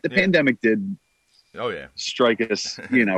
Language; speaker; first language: English; native; English